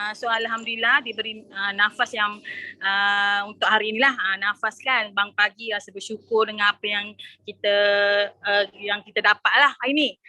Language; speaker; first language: Malay; native; Malay